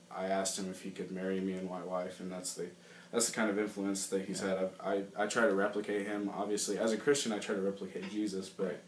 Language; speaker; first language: English; native; English